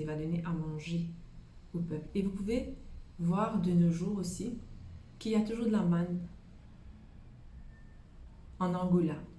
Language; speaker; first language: French; native; French